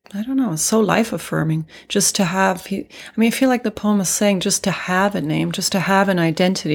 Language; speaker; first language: English; non-native, fluent; Swedish